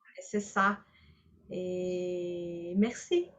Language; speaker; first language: French; non-native, learner; Portuguese